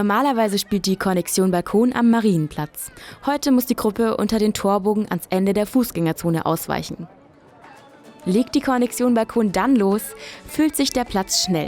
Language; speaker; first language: German; native; German